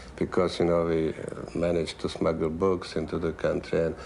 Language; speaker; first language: English; non-native, fluent; Czech